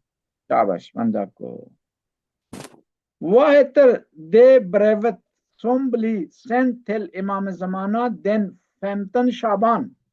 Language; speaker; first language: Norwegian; non-native, learner; Urdu